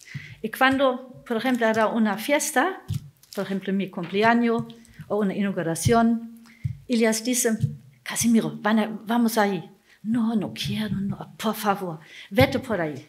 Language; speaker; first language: Spanish; non-native, learner; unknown